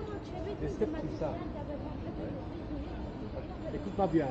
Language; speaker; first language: French; non-native, local second language; Dutch